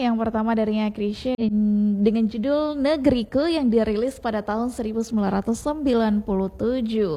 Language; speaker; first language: Indonesian; native; Indonesian